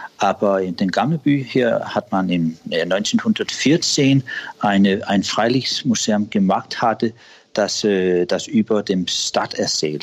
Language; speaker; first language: German; non-native, learner; Danish